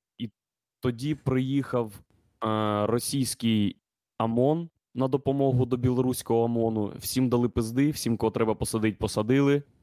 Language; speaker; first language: Ukrainian; native; Ukrainian